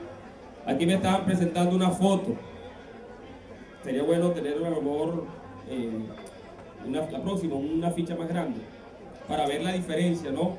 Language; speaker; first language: Spanish; native; Spanish